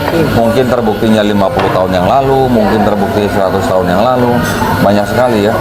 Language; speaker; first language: Indonesian; native; Indonesian